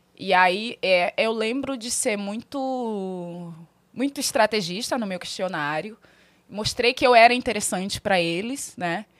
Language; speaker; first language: Portuguese; native; Portuguese